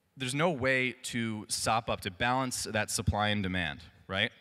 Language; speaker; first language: English; native; English